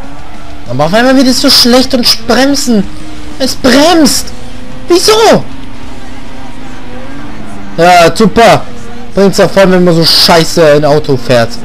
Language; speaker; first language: German; native; German